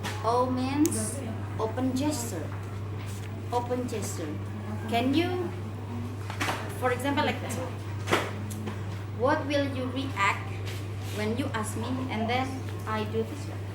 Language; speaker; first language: English; non-native, fluent; Indonesian